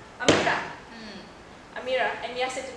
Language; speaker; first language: Spanish; non-native, learner; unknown